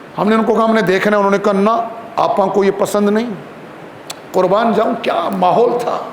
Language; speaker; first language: Urdu; non-native, local second language; Kashmiri